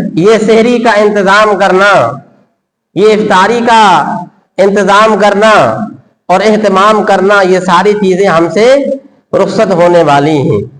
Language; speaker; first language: Urdu; non-native, local second language; Sindhi